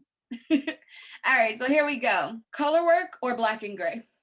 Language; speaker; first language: English; native; English